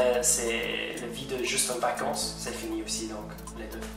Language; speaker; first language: French; non-native, fluent; English